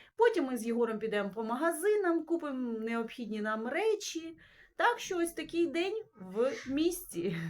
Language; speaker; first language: Ukrainian; native; Ukrainian